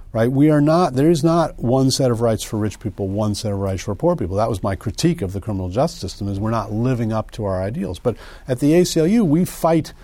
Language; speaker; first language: English; native; English